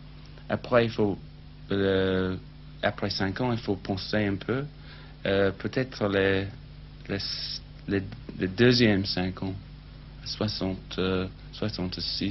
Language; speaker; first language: French; non-native, learner; English